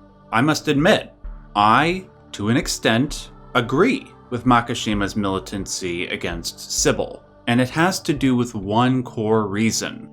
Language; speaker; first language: English; native; English